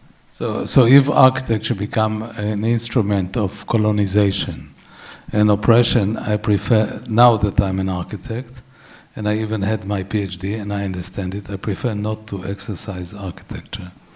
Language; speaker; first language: English; non-native, fluent; Hebrew